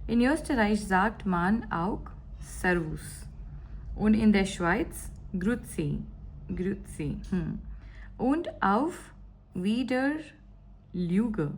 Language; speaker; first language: German; non-native, learner; Gujarati